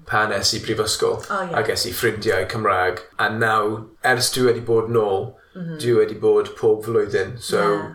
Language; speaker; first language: Welsh; non-native, local second language; English